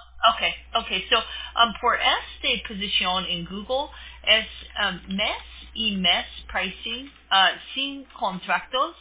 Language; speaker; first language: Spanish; non-native, learner; English